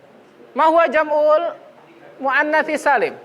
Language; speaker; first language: Arabic; non-native, fluent; Indonesian